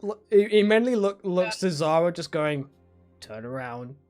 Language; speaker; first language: English; native; English